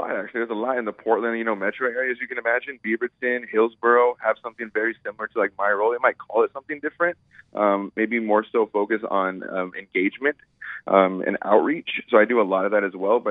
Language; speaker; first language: English; native; English